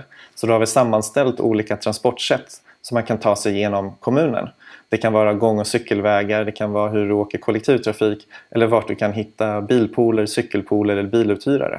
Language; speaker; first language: Swedish; native; Swedish